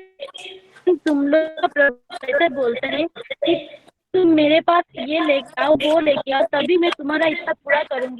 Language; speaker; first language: Hindi; non-native, local second language; Bangla